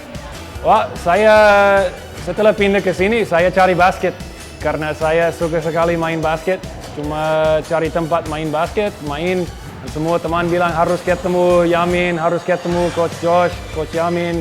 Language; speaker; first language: Indonesian; non-native, fluent; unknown